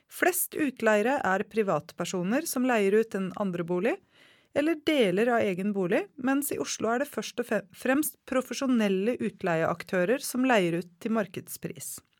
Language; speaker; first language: Norwegian; native; Norwegian